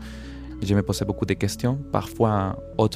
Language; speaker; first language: French; non-native, fluent; Spanish